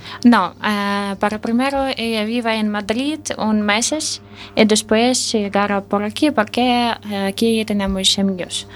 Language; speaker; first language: Spanish; non-native, learner; Russian